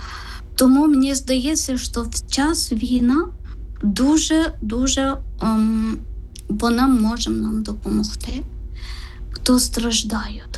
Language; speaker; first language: Ukrainian; non-native, learner; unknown